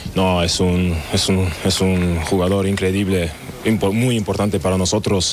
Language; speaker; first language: Spanish; non-native, learner; German